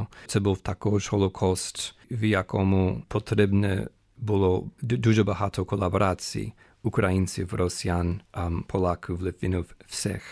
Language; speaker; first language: Ukrainian; non-native, fluent; English